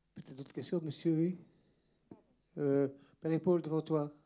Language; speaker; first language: French; native; French